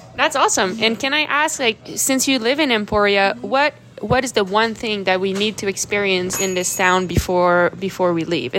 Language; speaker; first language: English; non-native, fluent; French